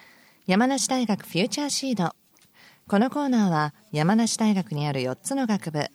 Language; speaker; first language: Japanese; native; Japanese